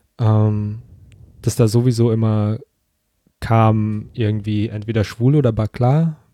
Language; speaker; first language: German; early bilingual, other home language; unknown